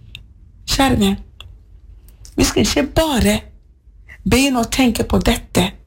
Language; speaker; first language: Norwegian; non-native, fluent; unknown